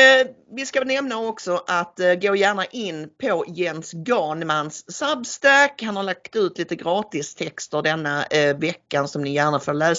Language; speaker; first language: Swedish; native; Swedish